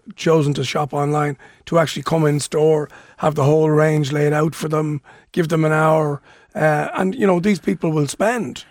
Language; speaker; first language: English; native; English